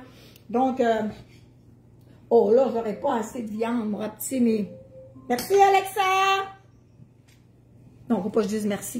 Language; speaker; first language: French; native; French